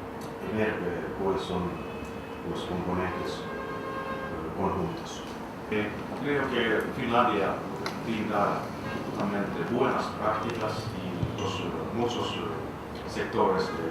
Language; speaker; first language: Spanish; non-native, fluent; Finnish